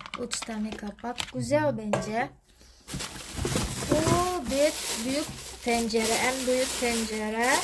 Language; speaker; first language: Turkish; non-native, learner; Indonesian